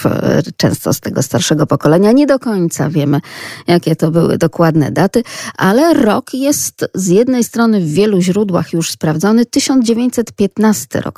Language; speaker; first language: Polish; native; Polish